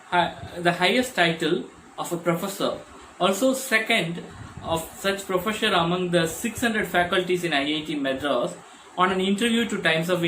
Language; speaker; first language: English; non-native, local second language; Tamil